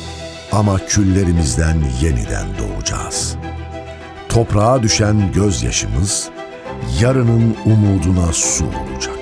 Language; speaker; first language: Turkish; native; Turkish